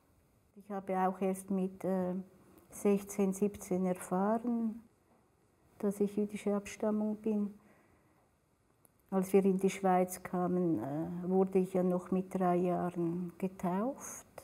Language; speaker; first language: German; early bilingual, other home language; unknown